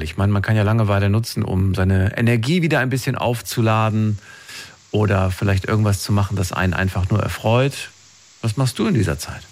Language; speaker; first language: German; native; German